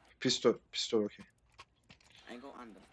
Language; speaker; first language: English; non-native, learner; Turkish